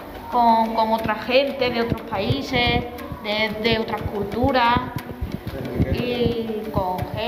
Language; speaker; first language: Spanish; native; Spanish